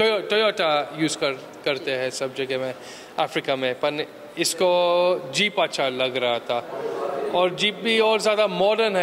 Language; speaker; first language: Hindi; early bilingual, heritage; Hindi